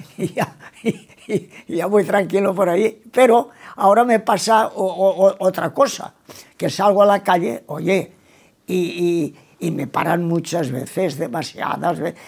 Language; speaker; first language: Spanish; non-native, local second language; Catalan